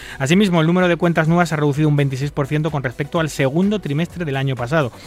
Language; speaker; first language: Spanish; native; Spanish